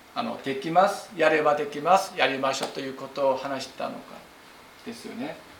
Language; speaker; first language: Japanese; non-native, fluent; Korean